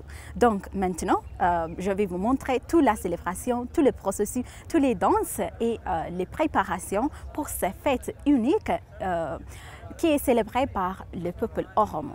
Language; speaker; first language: French; non-native, fluent; Amharic